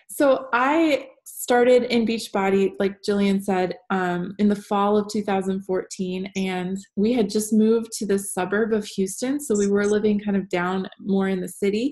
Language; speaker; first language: English; native; English